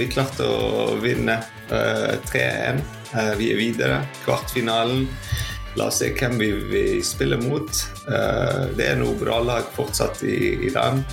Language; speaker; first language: Norwegian; non-native, fluent; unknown